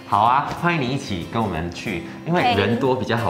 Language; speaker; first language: Chinese; native; Chinese